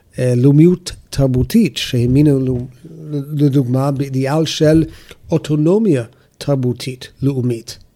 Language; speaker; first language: Hebrew; non-native, fluent; English